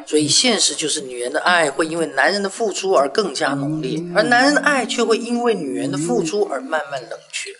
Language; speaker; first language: Chinese; native; Chinese